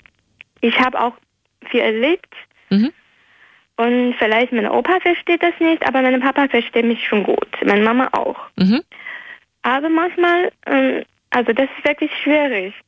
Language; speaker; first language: German; non-native, fluent; Chinese